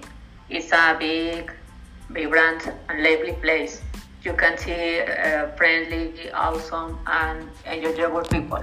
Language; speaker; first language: English; non-native, learner; Spanish